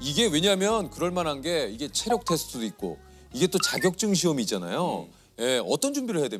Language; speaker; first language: Korean; native; Korean